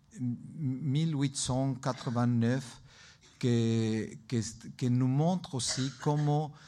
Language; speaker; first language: French; non-native, learner; Spanish